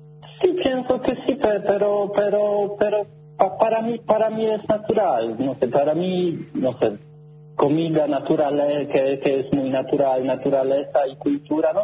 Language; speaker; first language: Spanish; non-native, learner; Polish